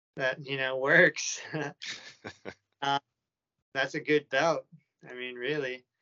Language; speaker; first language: English; native; English